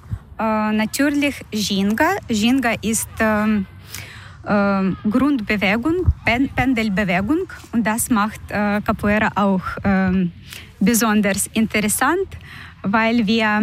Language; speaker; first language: German; non-native, fluent; Portuguese